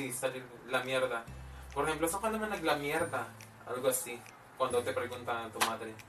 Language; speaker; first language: Spanish; non-native, fluent; Filipino